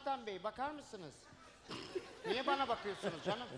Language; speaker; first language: Turkish; native; Turkish